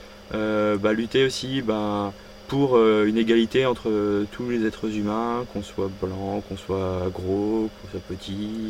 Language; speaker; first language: French; native; French